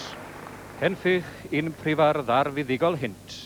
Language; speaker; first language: Welsh; native; Welsh